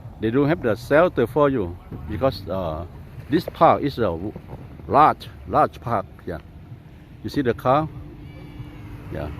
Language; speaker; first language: English; non-native, fluent; Lao